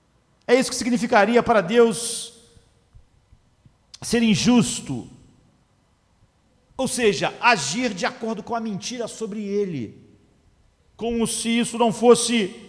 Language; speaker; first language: Portuguese; native; Portuguese